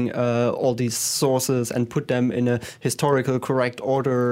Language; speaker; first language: English; non-native, fluent; German